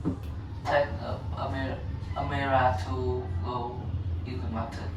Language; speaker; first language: English; non-native, learner; Vietnamese